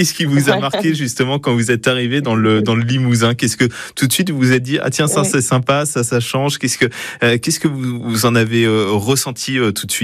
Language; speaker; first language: French; native; French